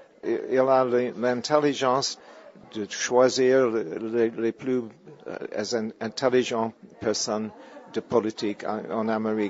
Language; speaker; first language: French; non-native, fluent; English